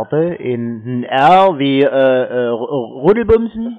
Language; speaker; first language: German; native; German